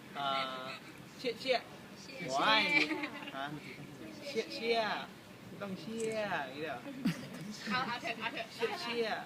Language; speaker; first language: Chinese; non-native, learner; Thai